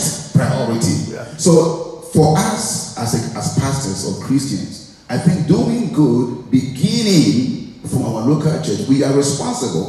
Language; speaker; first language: English; non-native, local second language; Akan